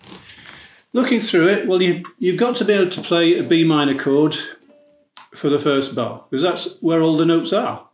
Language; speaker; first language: English; native; English